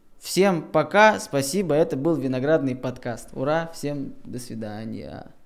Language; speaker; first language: Russian; native; Russian